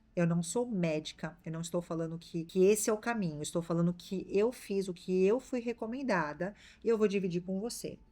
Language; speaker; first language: Portuguese; native; Portuguese